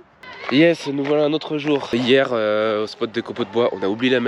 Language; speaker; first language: French; native; French